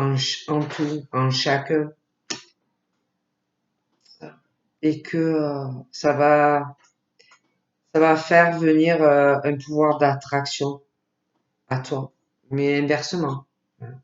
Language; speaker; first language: French; native; French